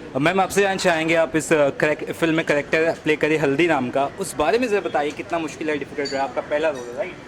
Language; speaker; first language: Hindi; native; Hindi